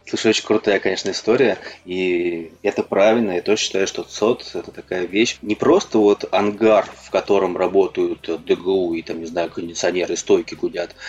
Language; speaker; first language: Russian; native; Russian